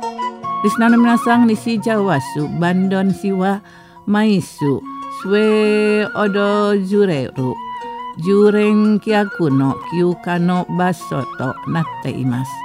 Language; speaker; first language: Japanese; non-native, fluent; Indonesian